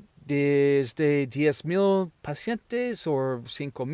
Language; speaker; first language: Spanish; non-native, learner; English